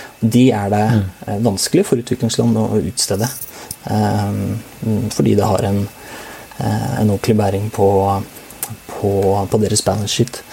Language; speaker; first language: Norwegian; native; Norwegian